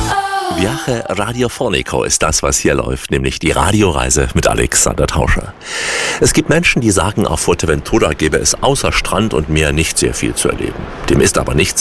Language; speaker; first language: German; native; German